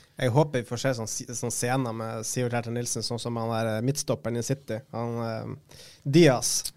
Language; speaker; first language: Norwegian; native; Norwegian